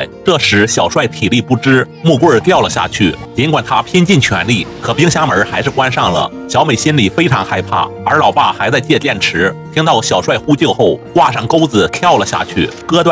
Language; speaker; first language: Chinese; native; Chinese